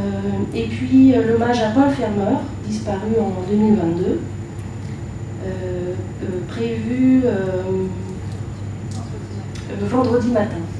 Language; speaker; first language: French; native; French